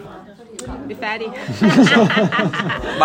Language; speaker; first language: Danish; non-native, learner; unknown